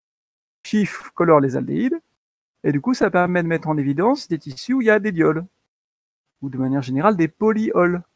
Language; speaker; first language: French; native; French